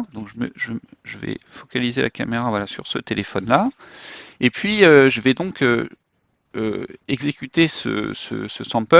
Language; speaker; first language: French; native; French